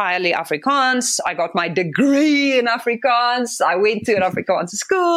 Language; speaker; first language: English; non-native, local second language; Afrikaans